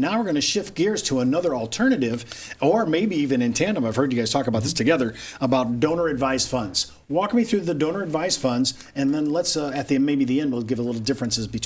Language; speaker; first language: English; native; English